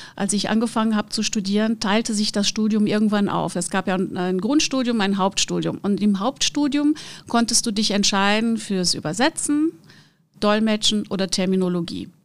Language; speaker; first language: German; non-native, fluent; Portuguese